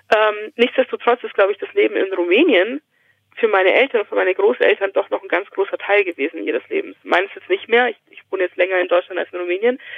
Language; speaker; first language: German; native; German